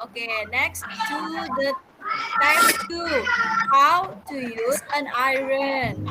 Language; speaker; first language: English; non-native, fluent; Indonesian